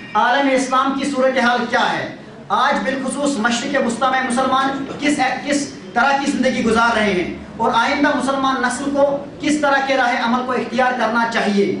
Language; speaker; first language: Urdu; native; Urdu